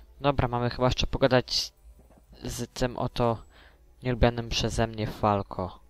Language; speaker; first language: Polish; native; Polish